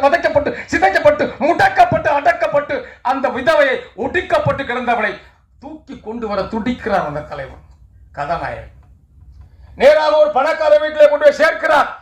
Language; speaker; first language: Tamil; native; Tamil